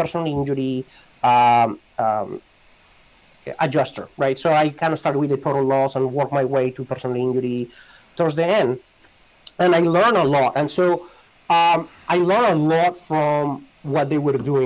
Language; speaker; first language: English; non-native, fluent; Spanish